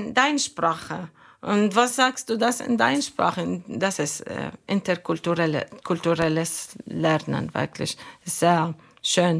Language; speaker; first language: German; non-native, learner; Arabic